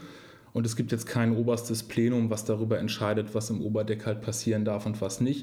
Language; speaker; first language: German; native; German